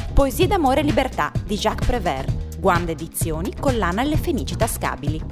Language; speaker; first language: Italian; native; Italian